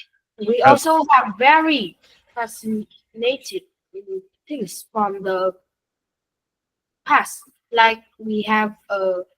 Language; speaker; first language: English; non-native, learner; Vietnamese